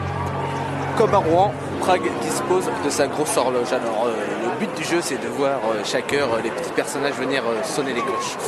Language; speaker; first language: French; native; French